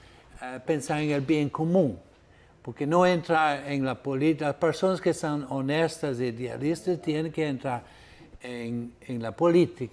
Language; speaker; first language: Spanish; non-native, fluent; Portuguese